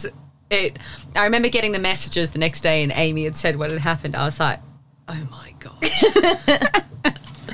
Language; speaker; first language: English; native; English